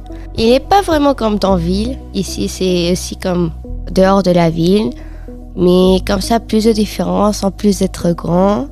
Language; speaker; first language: French; non-native, fluent; Spanish